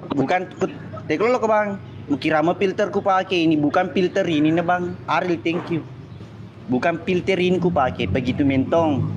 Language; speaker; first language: Indonesian; non-native, local second language; Buginese